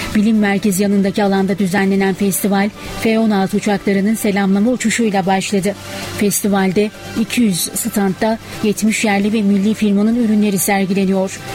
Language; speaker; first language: Turkish; native; Turkish